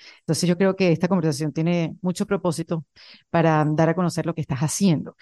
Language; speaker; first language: Spanish; native; Spanish